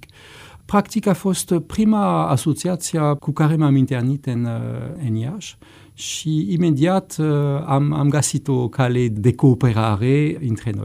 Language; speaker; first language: Romanian; non-native, fluent; French